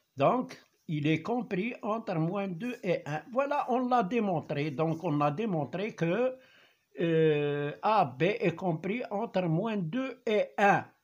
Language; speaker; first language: French; non-native, local second language; Arabic